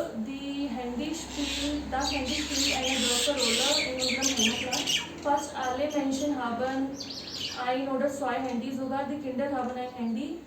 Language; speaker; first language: German; non-native, learner; Hindi